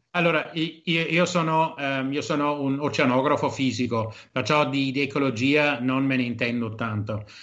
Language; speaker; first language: Italian; non-native, fluent; German